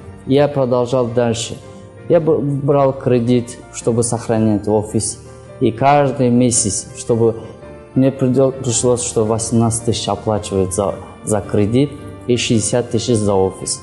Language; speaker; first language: Russian; non-native, learner; Kyrgyz